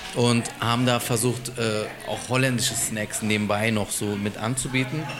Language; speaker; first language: German; native; German